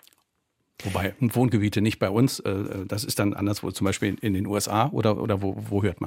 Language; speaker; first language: German; native; German